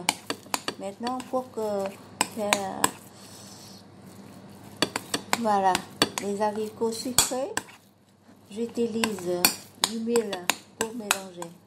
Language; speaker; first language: French; non-native, learner; Vietnamese